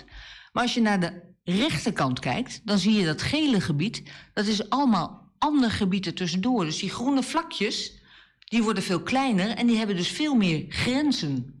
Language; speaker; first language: Dutch; native; Dutch